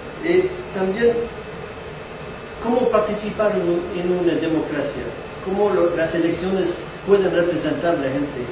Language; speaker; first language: Spanish; non-native, fluent; English